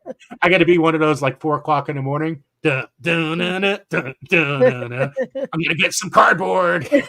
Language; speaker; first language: English; native; English